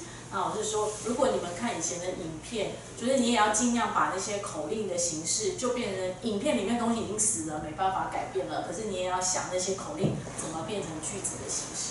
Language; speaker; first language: Chinese; native; Chinese